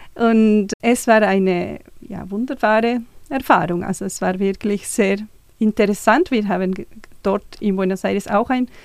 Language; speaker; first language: German; non-native, fluent; Spanish